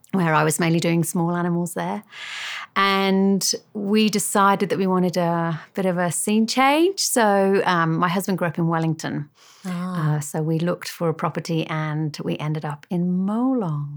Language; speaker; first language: English; native; English